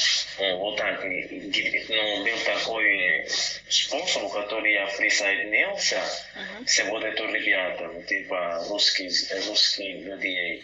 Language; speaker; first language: Russian; non-native, learner; Portuguese